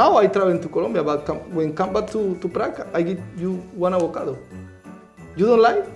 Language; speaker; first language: English; non-native, learner; Spanish